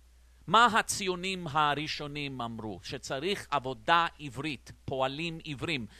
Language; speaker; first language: Hebrew; non-native, fluent; English